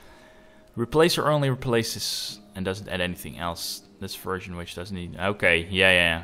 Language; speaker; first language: English; non-native, fluent; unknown